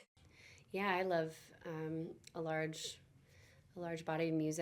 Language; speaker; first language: English; native; English